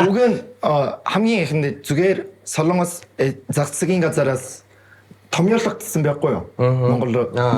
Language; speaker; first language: Mongolian; non-native, fluent; Korean